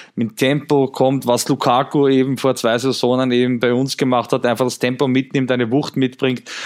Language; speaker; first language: German; native; German